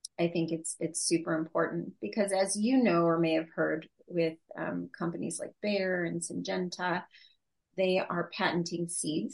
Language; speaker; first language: English; native; English